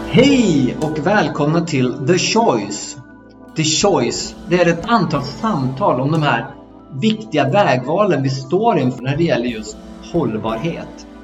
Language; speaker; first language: Swedish; native; Swedish